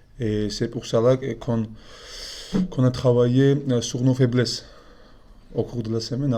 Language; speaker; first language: French; non-native, fluent; Georgian